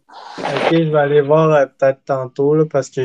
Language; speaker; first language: French; native; French